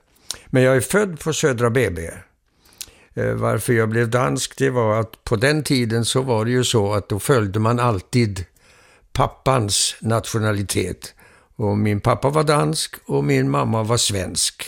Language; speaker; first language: Swedish; early bilingual, heritage; Swedish